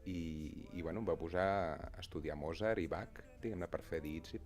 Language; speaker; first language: Catalan; native; Catalan